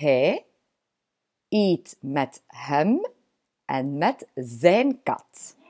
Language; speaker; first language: Dutch; non-native, local second language; French